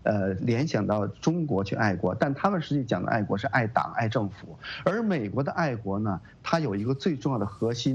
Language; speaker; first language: Chinese; native; Chinese